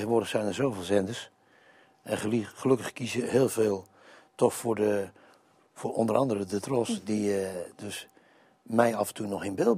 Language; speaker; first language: Dutch; native; Dutch